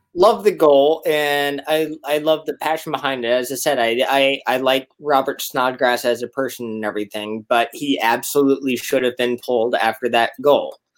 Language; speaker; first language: English; native; English